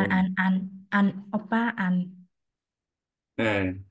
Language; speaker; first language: Korean; non-native, learner; Vietnamese